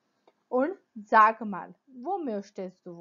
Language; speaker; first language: German; non-native, fluent; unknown